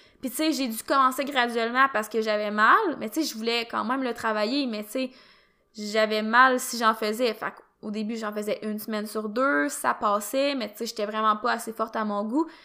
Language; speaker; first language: French; native; French